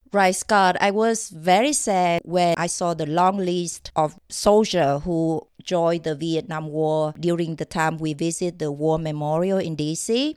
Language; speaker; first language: English; non-native, fluent; Vietnamese